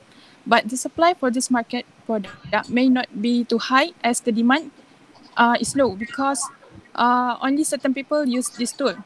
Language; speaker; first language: English; non-native, local second language; Malay